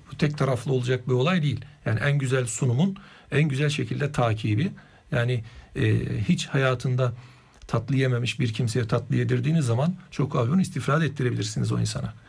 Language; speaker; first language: Turkish; native; Turkish